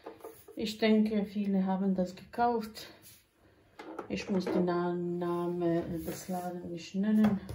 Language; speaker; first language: German; non-native, fluent; Croatian